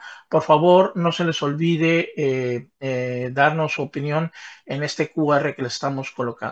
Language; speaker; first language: Spanish; native; Spanish